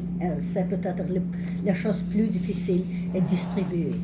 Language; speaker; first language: French; non-native, learner; English